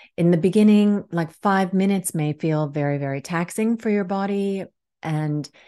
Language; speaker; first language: English; native; English